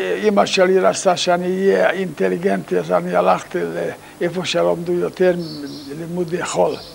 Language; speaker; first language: Hebrew; non-native, fluent; Hungarian